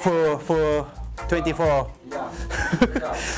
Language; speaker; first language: English; non-native, learner; Thai